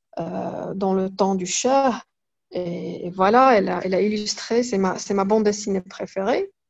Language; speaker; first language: French; non-native, local second language; Arabic